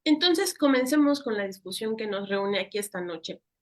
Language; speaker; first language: Spanish; native; Spanish